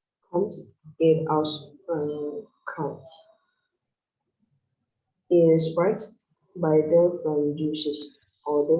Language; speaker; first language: German; non-native, learner; Indonesian